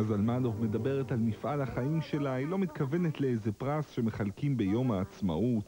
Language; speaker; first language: Hebrew; native; Hebrew